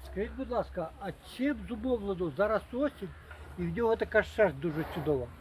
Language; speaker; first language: Ukrainian; native; Ukrainian